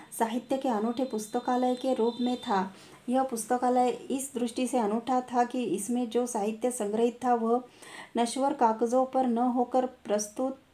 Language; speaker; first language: Hindi; non-native, local second language; Marathi